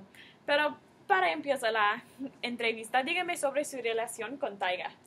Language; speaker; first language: Spanish; non-native, learner; English